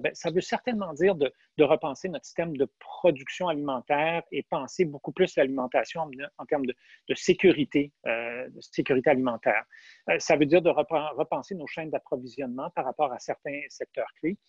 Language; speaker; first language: French; native; French